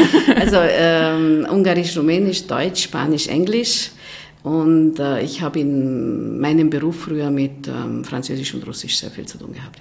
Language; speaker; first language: German; non-native, fluent; Hungarian